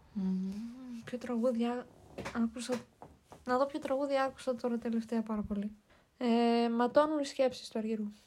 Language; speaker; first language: Greek; native; Greek